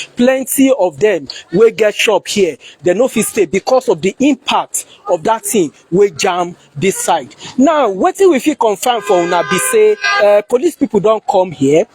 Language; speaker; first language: Nigerian Pidgin; non-native, local second language; Yoruba